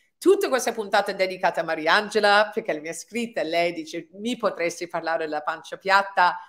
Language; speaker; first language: Italian; non-native, fluent; English